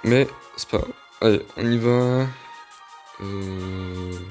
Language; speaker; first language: French; native; French